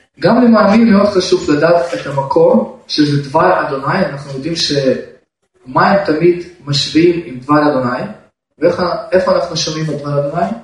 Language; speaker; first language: Hebrew; non-native, fluent; Russian